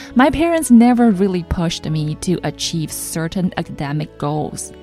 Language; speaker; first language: English; non-native, fluent; Chinese